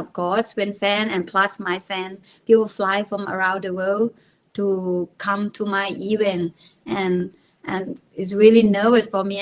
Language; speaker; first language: English; non-native, learner; Thai